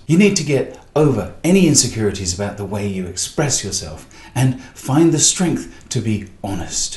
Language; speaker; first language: English; native; English